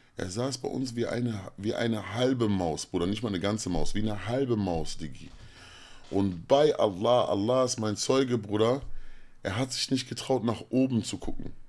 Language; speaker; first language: German; native; German